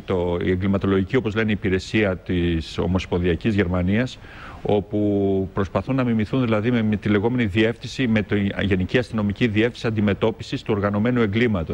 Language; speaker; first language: Greek; native; Greek